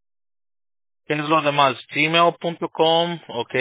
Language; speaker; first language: Spanish; early bilingual, heritage; Spanish